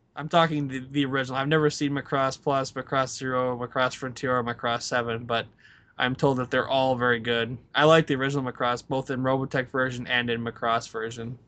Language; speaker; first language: English; native; English